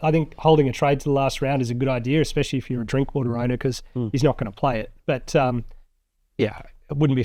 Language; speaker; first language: English; native; English